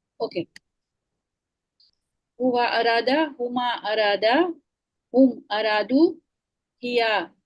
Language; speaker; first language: Arabic; non-native, learner; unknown